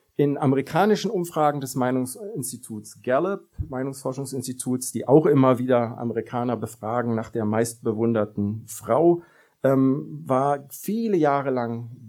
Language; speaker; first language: German; native; German